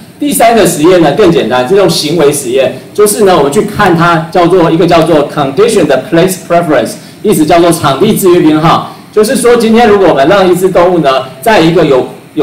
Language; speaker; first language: Chinese; native; Chinese